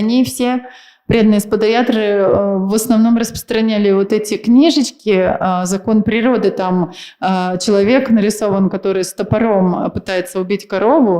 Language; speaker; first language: Russian; native; Russian